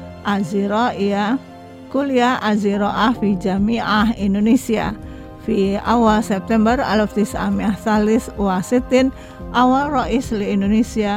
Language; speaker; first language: Arabic; non-native, fluent; Indonesian